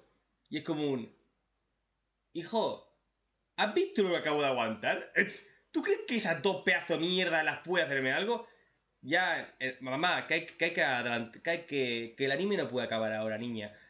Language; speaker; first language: Spanish; native; Spanish